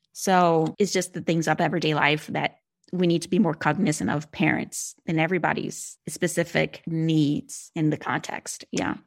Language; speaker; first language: English; non-native, fluent; Portuguese